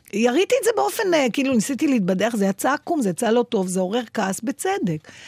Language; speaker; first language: Hebrew; native; Hebrew